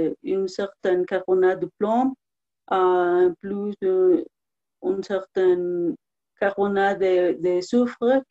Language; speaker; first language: French; non-native, learner; Spanish